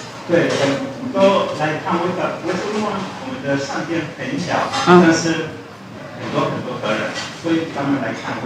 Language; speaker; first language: Chinese; non-native, learner; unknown